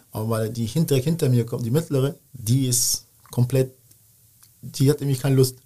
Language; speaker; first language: German; early bilingual, other home language; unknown